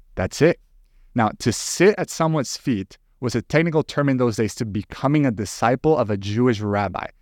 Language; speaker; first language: English; non-native, fluent; Spanish